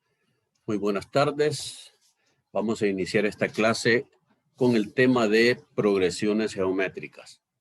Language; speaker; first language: Spanish; native; Spanish